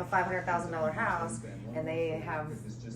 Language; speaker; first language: English; native; English